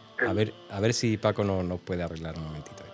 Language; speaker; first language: Spanish; native; Spanish